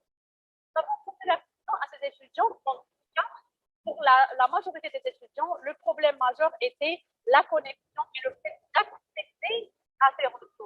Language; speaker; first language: French; non-native, local second language; Arabic